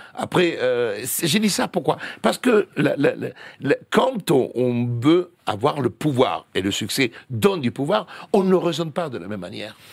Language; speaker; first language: French; non-native, fluent; Italian